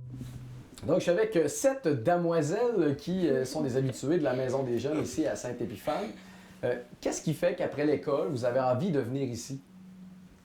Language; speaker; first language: French; native; French